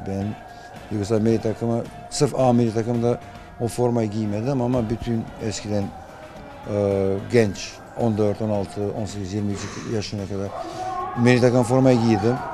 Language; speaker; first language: Turkish; non-native, fluent; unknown